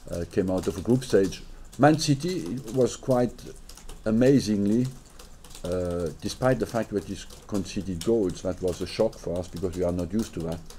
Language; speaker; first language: English; non-native, fluent; French